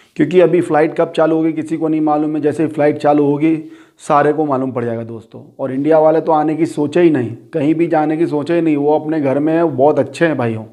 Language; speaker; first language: Hindi; native; Hindi